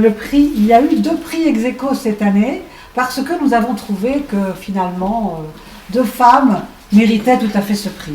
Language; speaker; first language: French; native; French